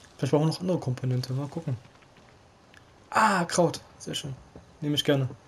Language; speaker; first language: German; native; German